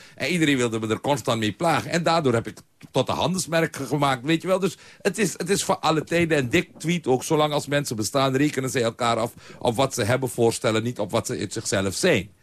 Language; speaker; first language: Dutch; native; Dutch